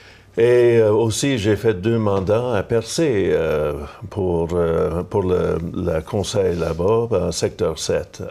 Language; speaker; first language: French; non-native, local second language; English